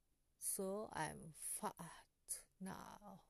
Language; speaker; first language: English; non-native, learner; Japanese